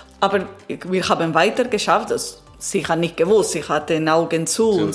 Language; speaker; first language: German; non-native, learner; Italian